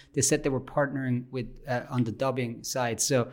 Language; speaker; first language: English; non-native, fluent; Swiss German